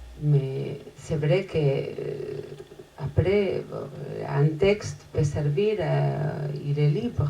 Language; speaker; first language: French; non-native, fluent; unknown